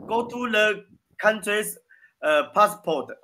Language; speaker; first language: English; non-native, learner; Chinese